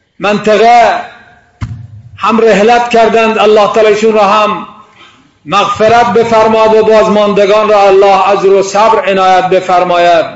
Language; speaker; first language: Persian; non-native, local second language; Baluchi